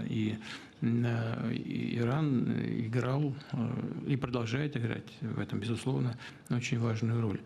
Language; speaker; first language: Russian; native; Russian